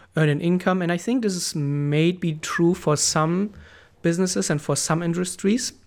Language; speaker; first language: English; non-native, fluent; German